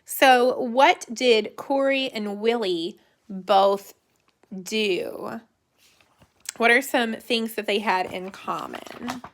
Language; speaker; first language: English; native; English